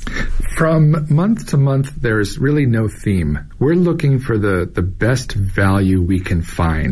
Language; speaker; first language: English; native; English